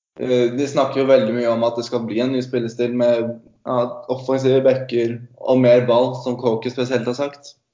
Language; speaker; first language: Norwegian; native; Norwegian